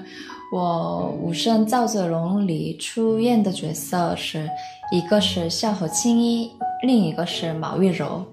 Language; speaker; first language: Chinese; non-native, learner; Korean